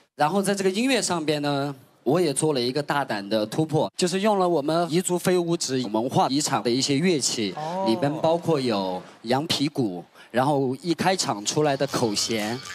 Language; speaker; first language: Chinese; non-native, local second language; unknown